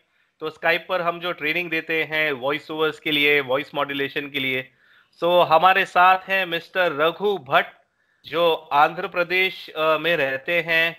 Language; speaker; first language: Hindi; native; Hindi